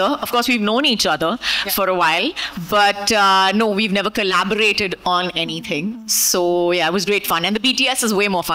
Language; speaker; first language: English; non-native, local second language; Hindi